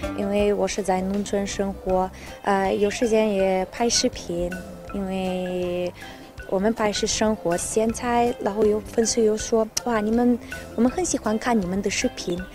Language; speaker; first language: Chinese; non-native, fluent; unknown